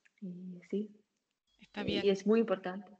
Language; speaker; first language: Spanish; non-native, learner; German